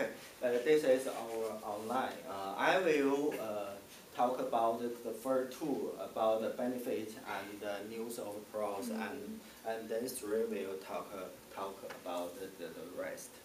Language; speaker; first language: English; non-native, learner; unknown